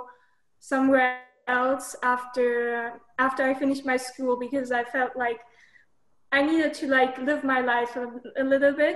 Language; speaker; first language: English; non-native, fluent; German